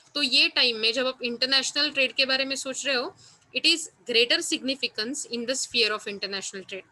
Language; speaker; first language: Hindi; non-native, local second language; Marathi